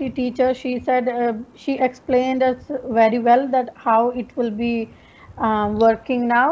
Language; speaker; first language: English; non-native, local second language; Punjabi